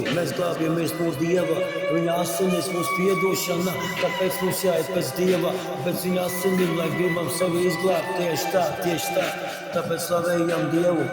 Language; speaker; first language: Latvian; non-native, local second language; Russian